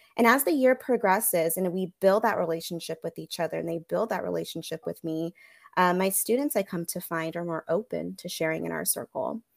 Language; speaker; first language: English; native; English